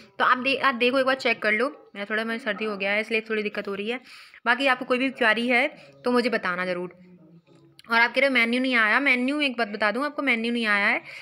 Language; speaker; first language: Hindi; native; Hindi